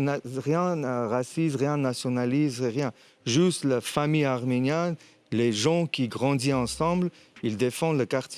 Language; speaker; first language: French; non-native, fluent; Armenian